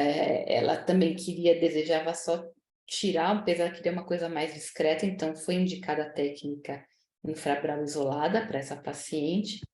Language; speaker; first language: Portuguese; native; Portuguese